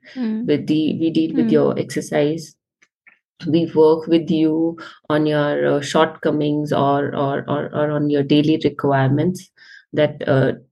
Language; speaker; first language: English; non-native, local second language; Hindi